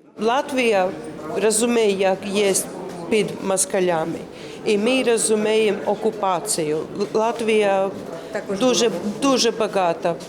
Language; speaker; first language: Ukrainian; non-native, learner; Latvian